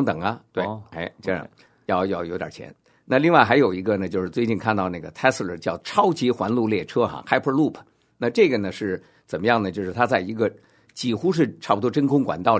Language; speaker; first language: Chinese; native; Chinese